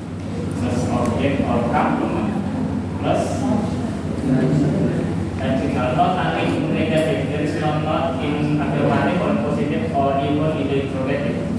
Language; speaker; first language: English; non-native, fluent; Indonesian